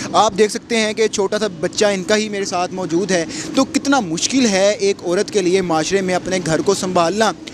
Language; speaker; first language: Urdu; native; Urdu